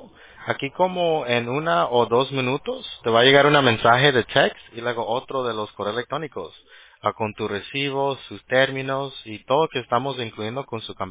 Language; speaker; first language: Spanish; early bilingual, heritage; Spanish